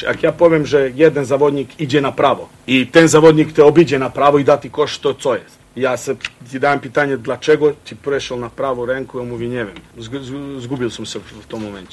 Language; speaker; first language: Polish; non-native, fluent; Croatian